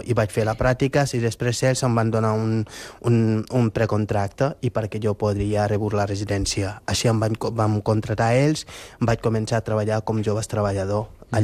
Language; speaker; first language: Catalan; non-native, fluent; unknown